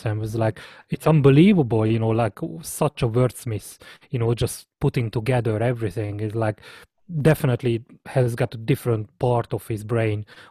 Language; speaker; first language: English; non-native, fluent; Hungarian